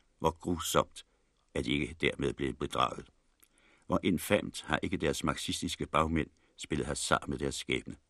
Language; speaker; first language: Danish; native; Danish